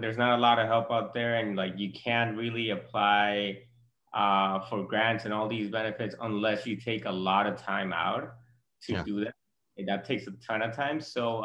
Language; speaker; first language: English; non-native, fluent; Spanish